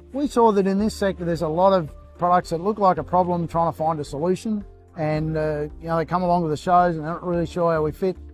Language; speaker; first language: English; native; English